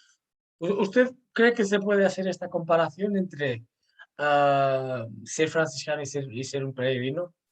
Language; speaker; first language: Spanish; non-native, fluent; Portuguese